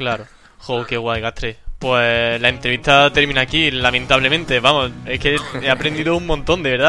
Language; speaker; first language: Spanish; native; Spanish